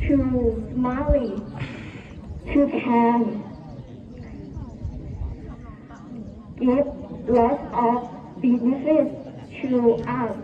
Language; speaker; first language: English; non-native, learner; Thai